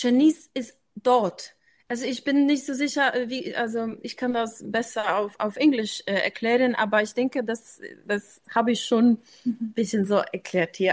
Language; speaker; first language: German; non-native, learner; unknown